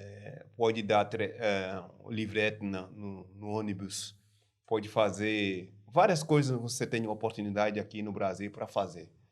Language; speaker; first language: Portuguese; non-native, learner; French